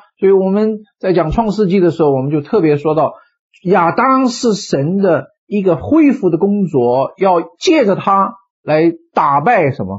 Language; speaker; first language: Chinese; native; Chinese